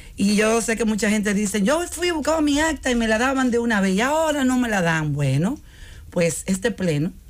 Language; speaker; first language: Spanish; native; Spanish